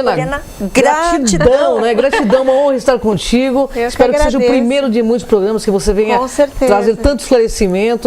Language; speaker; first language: Portuguese; native; Portuguese